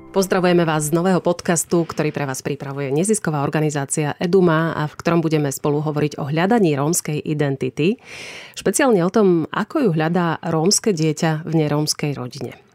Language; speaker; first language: Slovak; native; Slovak